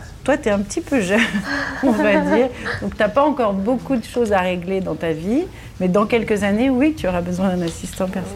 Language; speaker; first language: French; native; French